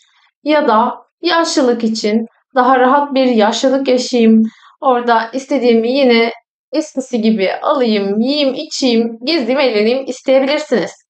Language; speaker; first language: Turkish; native; Turkish